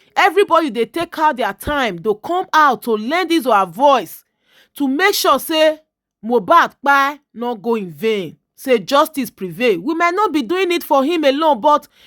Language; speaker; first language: Nigerian Pidgin; native; Nigerian Pidgin